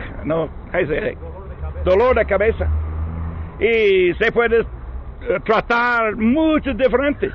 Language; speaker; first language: Spanish; non-native, learner; English